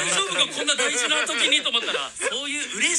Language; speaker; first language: Japanese; native; Japanese